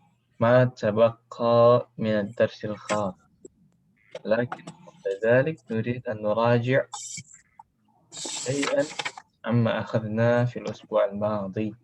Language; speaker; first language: Arabic; non-native, fluent; Indonesian